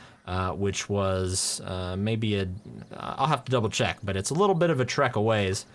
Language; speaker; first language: English; native; English